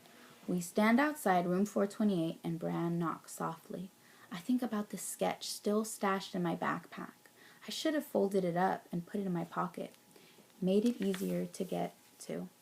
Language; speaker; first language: English; native; English